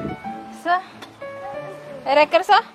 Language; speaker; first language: Swedish; non-native, fluent; Indonesian